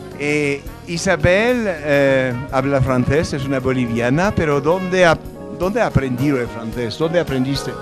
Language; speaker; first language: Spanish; non-native, fluent; French